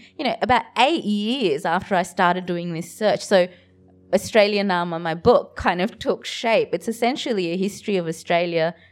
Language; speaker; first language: English; early bilingual, other home language; Bangla